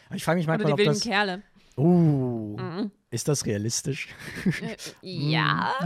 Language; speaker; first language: German; native; German